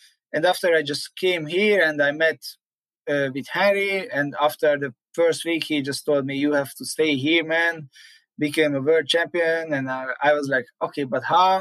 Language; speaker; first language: English; non-native, learner; Hungarian